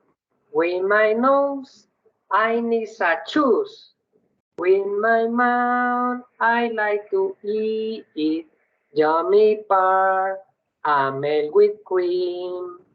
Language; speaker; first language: English; non-native, learner; Spanish